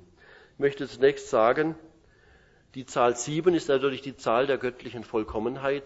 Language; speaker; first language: German; native; German